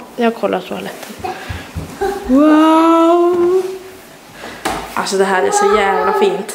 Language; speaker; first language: Swedish; native; Swedish